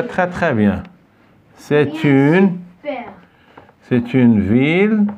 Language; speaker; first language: French; non-native, fluent; Arabic